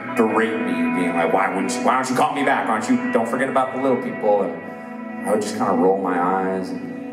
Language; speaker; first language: English; native; English